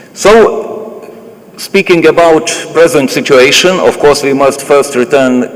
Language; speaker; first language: English; non-native, fluent; Lithuanian